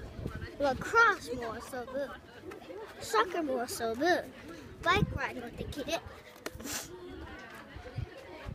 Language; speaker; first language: Japanese; early bilingual, heritage; Japanese